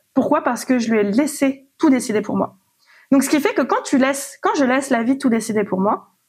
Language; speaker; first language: French; native; French